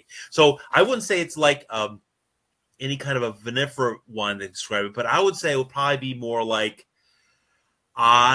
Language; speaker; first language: English; native; English